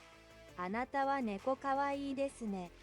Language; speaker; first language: Japanese; non-native, learner; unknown